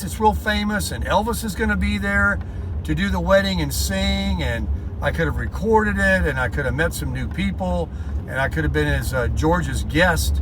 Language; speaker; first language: English; native; English